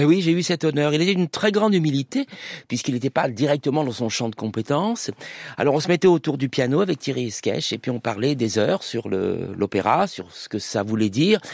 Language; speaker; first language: French; native; French